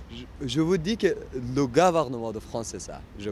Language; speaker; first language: French; non-native, learner; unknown